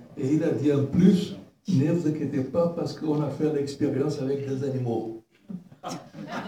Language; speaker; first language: French; non-native, learner; Portuguese